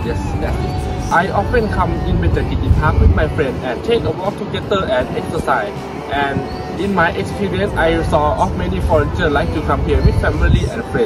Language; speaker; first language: English; non-native, learner; Thai